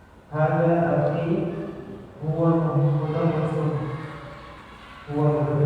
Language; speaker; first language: Arabic; non-native, learner; Indonesian